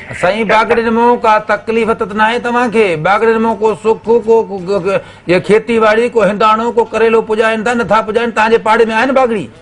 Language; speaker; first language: Sindhi; native; Sindhi